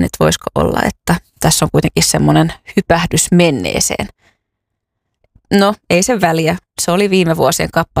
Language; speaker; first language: Finnish; native; Finnish